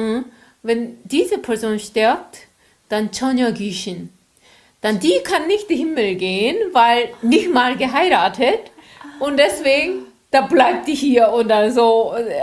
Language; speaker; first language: German; non-native, learner; Korean